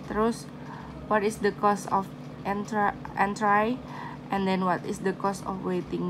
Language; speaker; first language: English; non-native, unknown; Indonesian